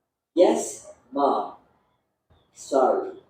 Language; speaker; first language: English; non-native, learner; Indonesian